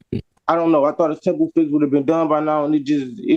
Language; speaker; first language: English; native; English